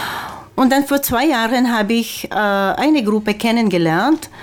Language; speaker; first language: German; non-native, fluent; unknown